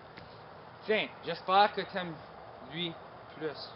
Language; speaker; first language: French; non-native, local second language; English